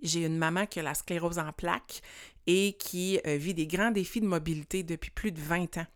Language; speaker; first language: French; native; French